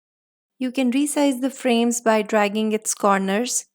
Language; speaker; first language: English; non-native, local second language; Hindi